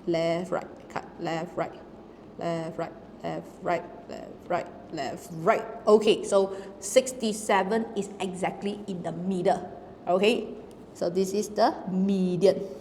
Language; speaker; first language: English; non-native, local second language; Chinese